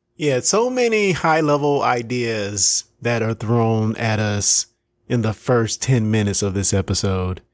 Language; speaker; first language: English; native; English